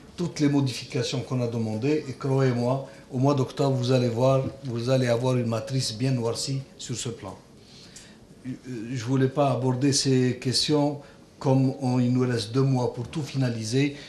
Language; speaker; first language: French; non-native, local second language; Arabic